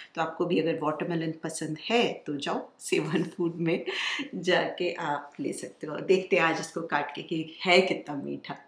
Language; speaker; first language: Hindi; non-native, local second language; Bangla